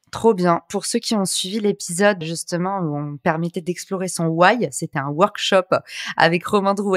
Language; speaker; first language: French; native; French